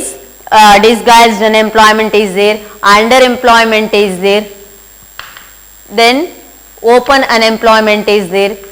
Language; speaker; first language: English; non-native, local second language; Kannada